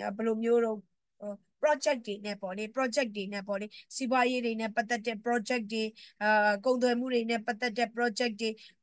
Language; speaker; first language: Burmese; native; Burmese